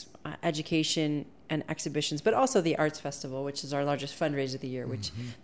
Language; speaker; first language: English; native; English